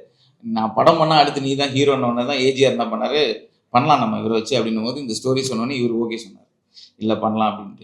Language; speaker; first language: Tamil; native; Tamil